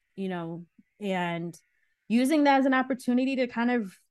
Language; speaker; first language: English; early bilingual, other home language; Akan